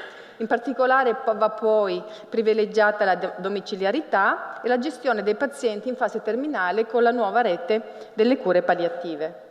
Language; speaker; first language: Italian; native; Italian